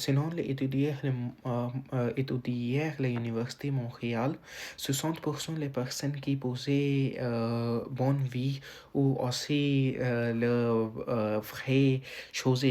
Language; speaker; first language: French; non-native, learner; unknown